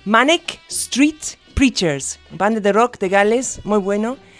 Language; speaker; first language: Spanish; non-native, fluent; English